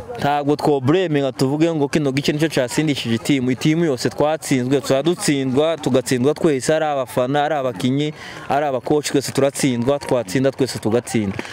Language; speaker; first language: Kinyarwanda; native; Kinyarwanda